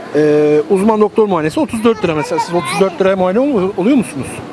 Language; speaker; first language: Turkish; native; Turkish